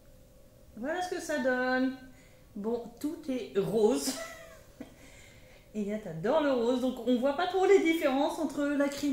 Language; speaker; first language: French; native; French